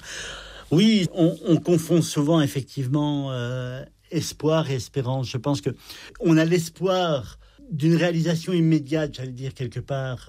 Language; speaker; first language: French; native; French